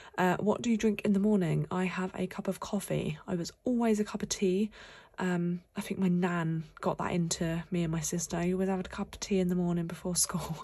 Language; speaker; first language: English; native; English